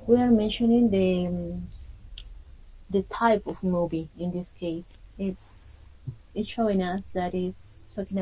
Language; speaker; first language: English; non-native, fluent; Spanish